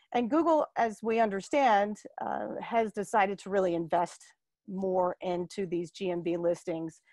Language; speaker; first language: English; native; English